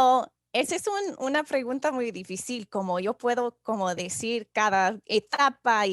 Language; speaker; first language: Spanish; non-native, fluent; English